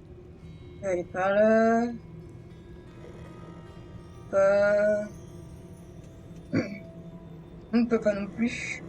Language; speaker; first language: French; native; French